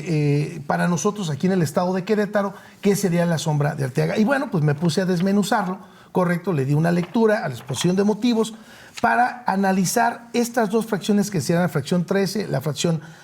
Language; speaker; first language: Spanish; native; Spanish